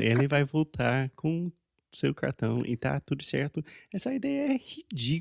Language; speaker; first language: Portuguese; non-native, fluent; English